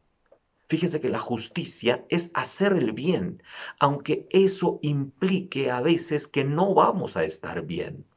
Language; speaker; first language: Spanish; native; Spanish